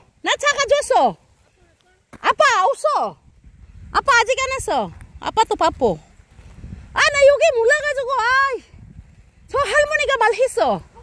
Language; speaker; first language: Korean; non-native, learner; Filipino